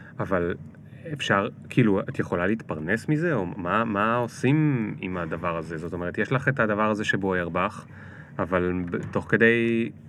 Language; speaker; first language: Hebrew; native; Hebrew